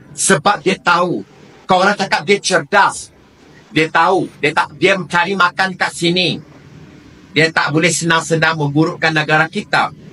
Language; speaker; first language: Malay; native; Malay